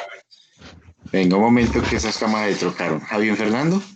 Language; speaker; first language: Spanish; native; Spanish